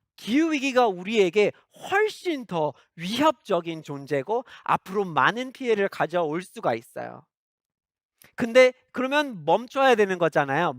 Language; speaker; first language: Korean; non-native, fluent; English